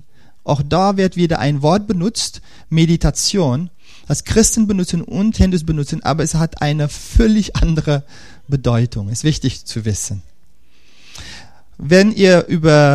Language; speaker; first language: German; non-native, fluent; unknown